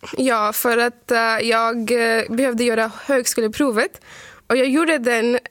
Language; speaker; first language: Swedish; non-native, fluent; Urdu